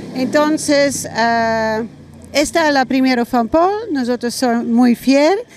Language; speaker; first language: Spanish; non-native, learner; German